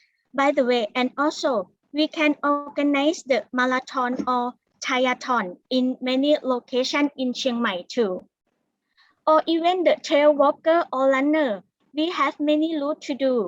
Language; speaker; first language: English; non-native, learner; Thai